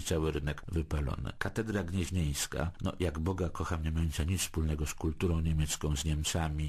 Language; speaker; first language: Polish; native; Polish